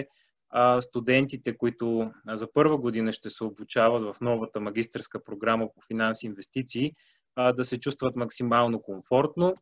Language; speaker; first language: Bulgarian; native; Bulgarian